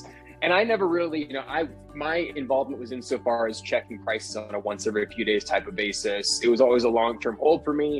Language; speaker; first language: English; native; English